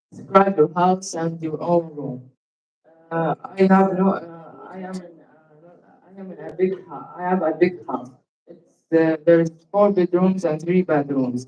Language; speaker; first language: English; non-native, learner; Arabic